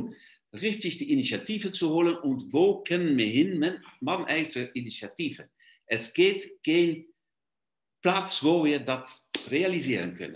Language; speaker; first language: German; non-native, fluent; Luxembourgish